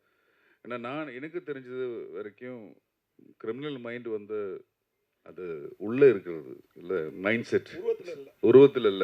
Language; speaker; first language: Tamil; non-native, learner; Malayalam